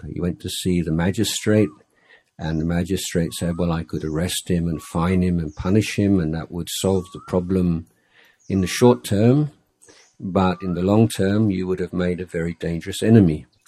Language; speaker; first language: English; native; English